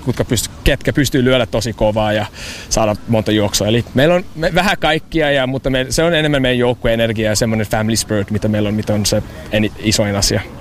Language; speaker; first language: Finnish; non-native, learner; English